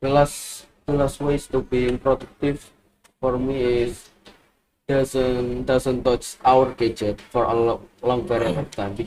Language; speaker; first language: English; non-native, learner; Indonesian